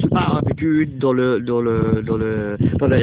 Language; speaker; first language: French; non-native, learner; German